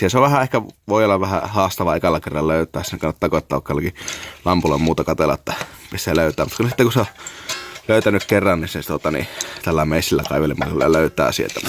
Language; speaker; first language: Finnish; native; Finnish